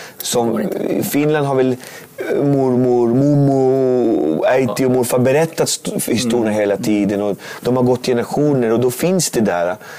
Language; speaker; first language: Swedish; native; Swedish